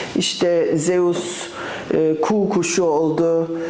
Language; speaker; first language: Turkish; early bilingual, other home language; English